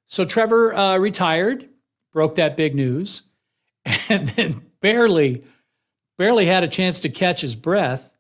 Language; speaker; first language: English; native; English